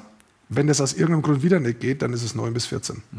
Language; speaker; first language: German; native; German